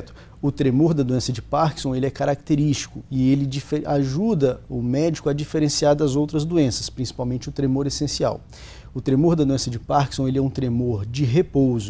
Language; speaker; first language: Portuguese; native; Portuguese